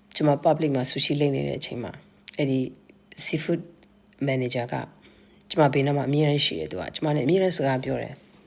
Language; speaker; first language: Burmese; non-native, local second language; Kachin